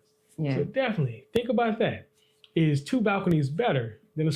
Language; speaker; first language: English; native; English